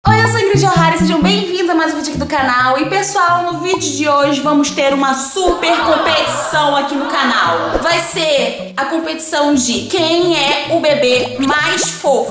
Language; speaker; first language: Portuguese; native; Portuguese